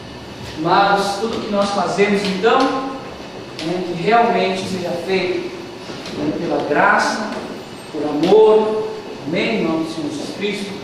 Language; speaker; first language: Portuguese; native; Portuguese